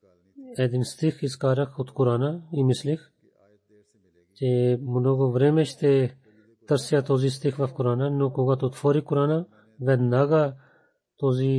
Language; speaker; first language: Bulgarian; non-native, fluent; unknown